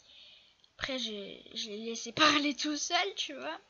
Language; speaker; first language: French; native; French